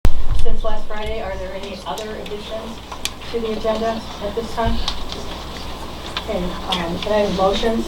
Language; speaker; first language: English; native; English